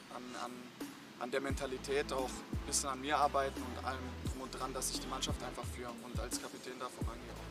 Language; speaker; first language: German; native; German